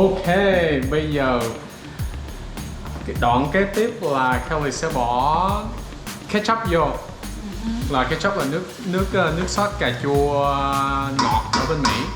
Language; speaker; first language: Vietnamese; early bilingual, heritage; Vietnamese